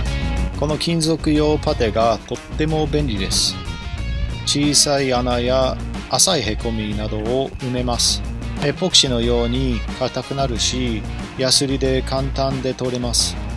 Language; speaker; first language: Japanese; non-native, fluent; English